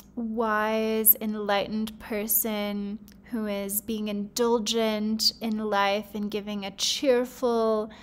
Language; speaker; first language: English; native; English